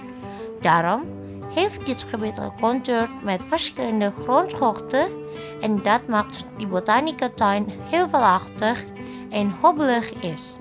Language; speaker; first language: Dutch; non-native, fluent; Indonesian